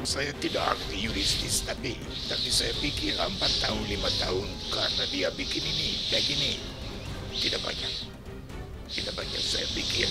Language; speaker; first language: Indonesian; non-native, learner; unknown